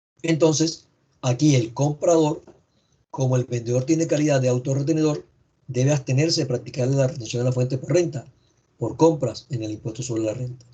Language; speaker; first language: Spanish; native; Spanish